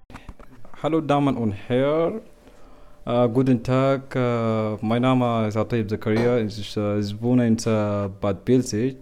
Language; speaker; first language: German; non-native, learner; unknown